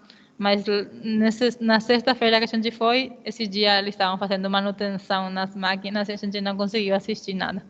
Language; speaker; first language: Portuguese; non-native, fluent; Spanish